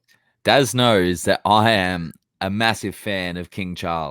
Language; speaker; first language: English; native; English